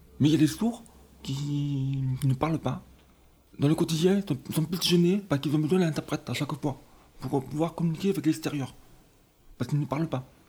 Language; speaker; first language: French; native; French